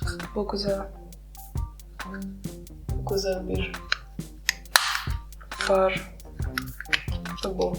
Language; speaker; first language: Turkish; non-native, learner; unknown